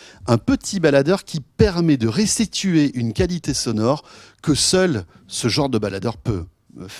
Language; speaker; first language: French; native; French